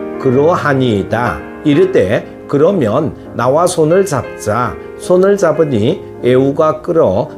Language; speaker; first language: Korean; native; Korean